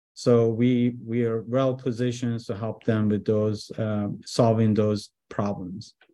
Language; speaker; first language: English; early bilingual, other home language; Persian